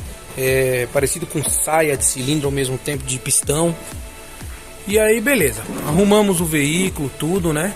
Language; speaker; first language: Portuguese; native; Portuguese